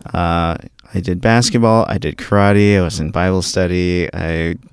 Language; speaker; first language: English; early bilingual, other home language; Filipino